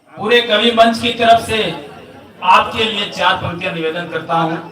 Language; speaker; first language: Hindi; non-native, local second language; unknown